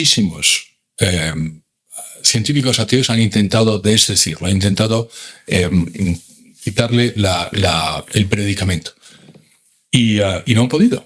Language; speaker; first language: Spanish; native; Spanish